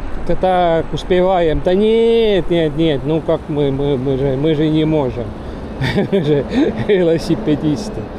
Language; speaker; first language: Russian; non-native, learner; Estonian